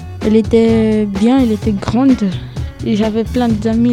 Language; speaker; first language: French; non-native, learner; Portuguese